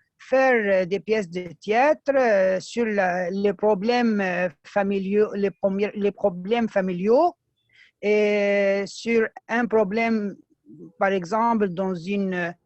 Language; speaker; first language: French; non-native, fluent; Arabic